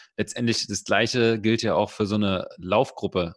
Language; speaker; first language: German; native; German